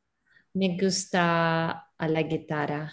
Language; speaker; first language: Spanish; non-native, learner; Russian